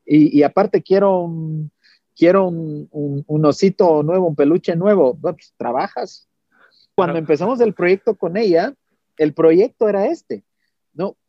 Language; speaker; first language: Spanish; non-native, fluent; Portuguese